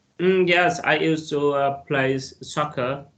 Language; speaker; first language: English; non-native, learner; Vietnamese